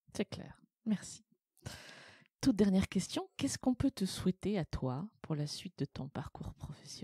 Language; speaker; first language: French; native; French